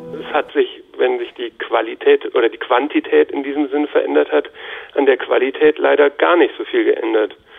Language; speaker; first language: German; native; German